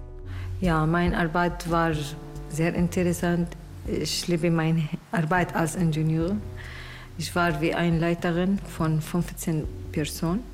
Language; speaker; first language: German; non-native, learner; Arabic